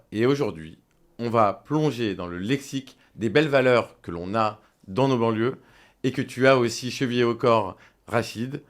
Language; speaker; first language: French; native; French